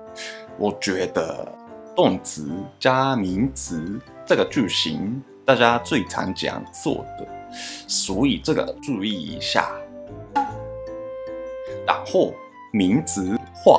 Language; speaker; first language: Chinese; non-native, fluent; Japanese